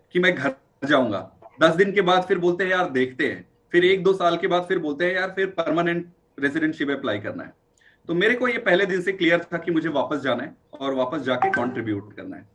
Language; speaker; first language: Hindi; native; Hindi